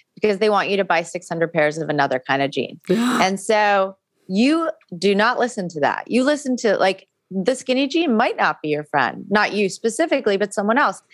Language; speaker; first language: English; native; English